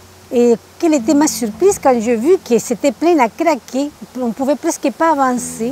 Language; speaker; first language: French; native; French